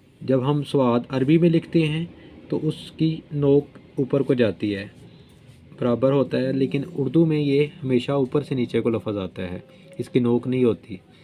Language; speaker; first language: Urdu; non-native, local second language; Punjabi